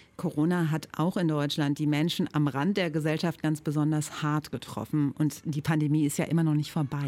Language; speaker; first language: German; native; German